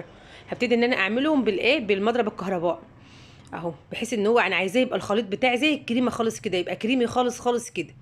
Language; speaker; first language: Arabic; native; Arabic